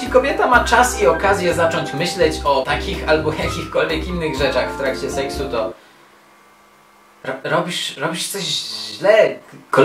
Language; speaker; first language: Polish; native; Polish